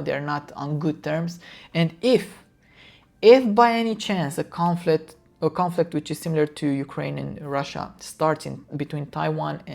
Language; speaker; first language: English; non-native, fluent; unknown